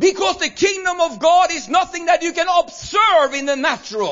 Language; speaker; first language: English; non-native, fluent; Swedish